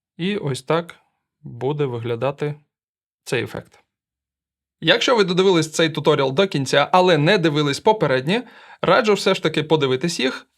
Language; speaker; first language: Ukrainian; non-native, local second language; Russian